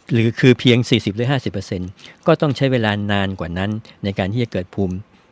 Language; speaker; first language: Thai; native; Thai